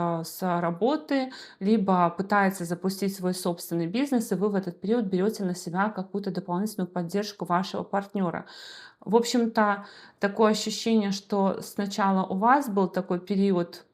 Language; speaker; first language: Russian; native; Russian